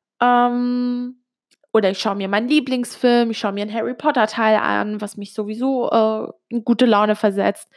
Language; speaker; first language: German; early bilingual, other home language; Italian